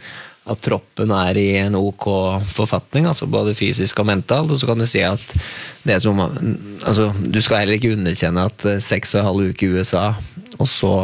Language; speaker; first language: Norwegian; native; Norwegian